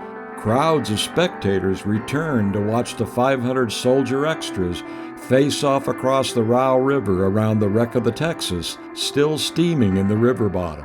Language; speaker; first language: English; native; English